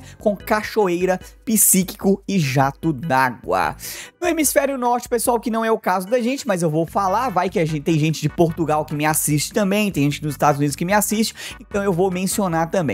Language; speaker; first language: Portuguese; native; Portuguese